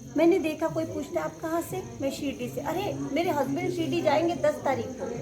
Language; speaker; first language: Hindi; non-native, local second language; Nepali